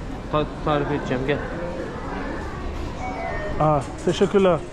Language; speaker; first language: Turkish; non-native, learner; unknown